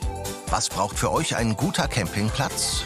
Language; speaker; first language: German; native; German